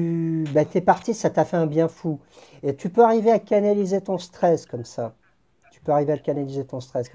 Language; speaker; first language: French; native; French